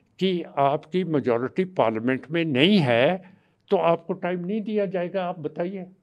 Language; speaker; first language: Hindi; non-native, local second language; Punjabi